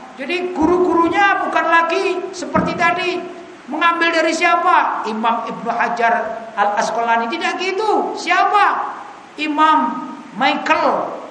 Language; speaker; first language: Indonesian; native; Indonesian